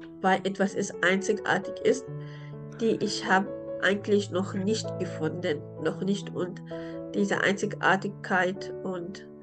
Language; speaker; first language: German; non-native, learner; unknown